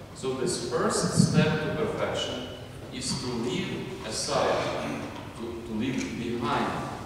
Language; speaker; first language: English; non-native, fluent; Ukrainian